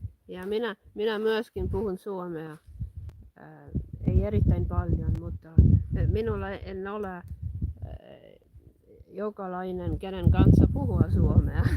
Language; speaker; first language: Finnish; non-native, learner; English